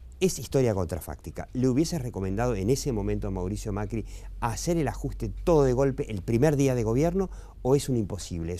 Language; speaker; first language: Spanish; native; Spanish